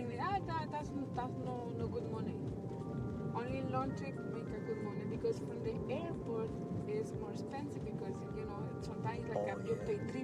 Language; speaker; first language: English; non-native, learner; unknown